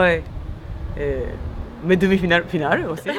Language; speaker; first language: French; non-native, learner; Japanese